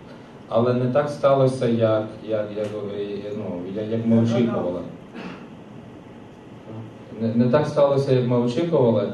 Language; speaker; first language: Ukrainian; native; Ukrainian